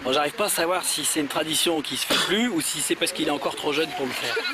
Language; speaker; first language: French; native; French